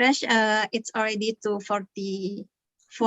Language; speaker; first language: English; non-native, learner; Indonesian